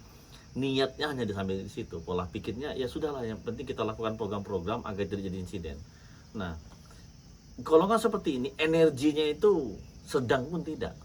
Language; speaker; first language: Indonesian; native; Indonesian